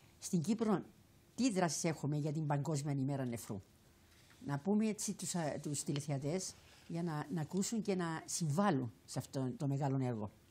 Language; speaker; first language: Greek; native; Greek